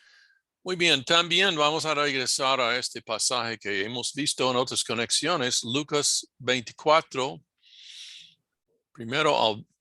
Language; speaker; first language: Spanish; non-native, fluent; English